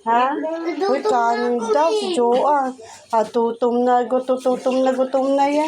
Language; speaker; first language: Filipino; native; Filipino